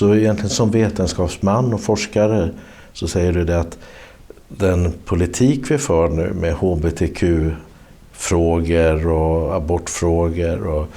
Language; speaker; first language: Swedish; native; Swedish